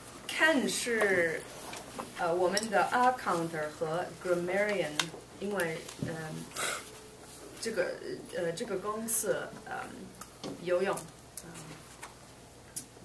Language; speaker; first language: Chinese; non-native, learner; English